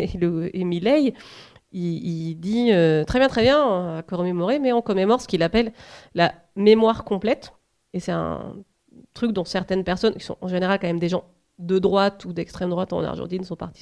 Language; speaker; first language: French; native; French